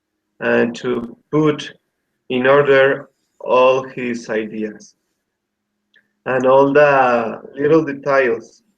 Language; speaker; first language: English; non-native, learner; Spanish